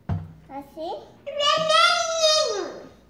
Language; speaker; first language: Spanish; early bilingual, other home language; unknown